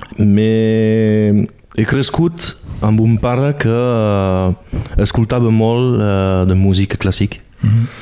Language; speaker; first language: Catalan; non-native, local second language; French